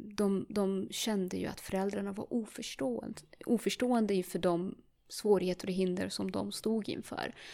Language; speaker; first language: Swedish; early bilingual, other home language; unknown